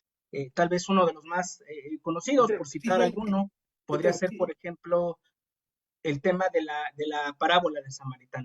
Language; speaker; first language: Spanish; native; Spanish